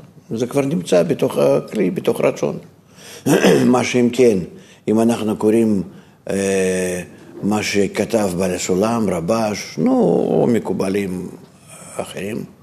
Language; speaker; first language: Hebrew; non-native, fluent; Russian